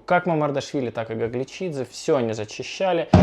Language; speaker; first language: Russian; native; Russian